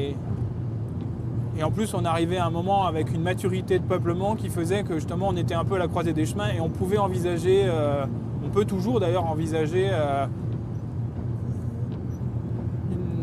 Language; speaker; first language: French; native; French